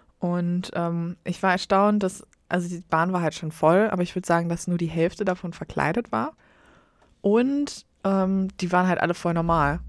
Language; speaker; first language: German; native; German